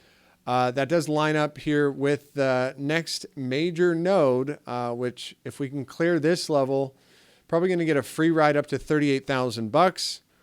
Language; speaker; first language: English; native; English